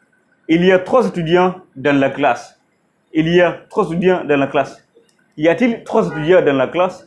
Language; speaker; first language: French; non-native, fluent; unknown